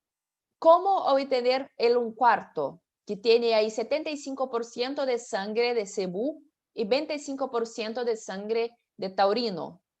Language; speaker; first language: Spanish; non-native, fluent; Portuguese